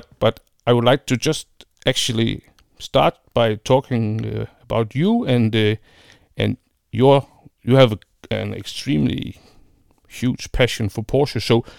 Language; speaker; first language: English; non-native, fluent; Danish